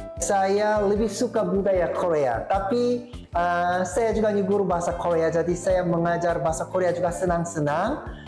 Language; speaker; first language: Indonesian; non-native, fluent; Korean